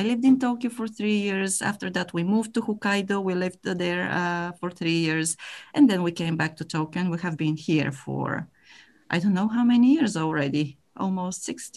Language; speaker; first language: English; non-native, fluent; Bulgarian